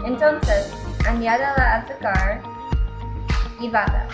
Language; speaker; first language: Spanish; non-native, learner; English